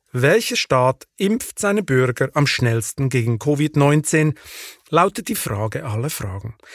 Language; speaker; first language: German; native; German